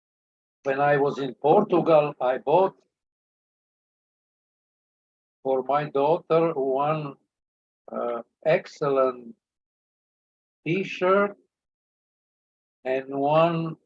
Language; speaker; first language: English; non-native, learner; Serbian